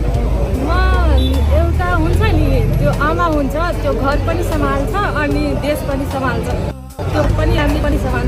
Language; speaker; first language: Nepali; non-native, local second language; Maithili